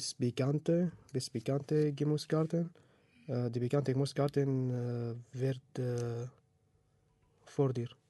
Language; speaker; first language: German; non-native, learner; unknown